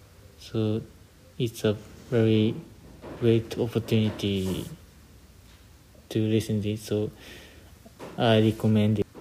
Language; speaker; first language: English; non-native, learner; Japanese